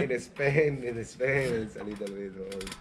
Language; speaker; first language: English; non-native, learner; Spanish